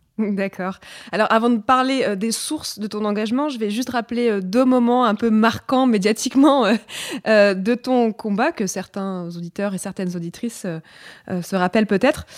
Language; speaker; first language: French; native; French